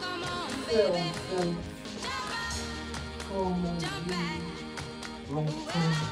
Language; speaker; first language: French; non-native, learner; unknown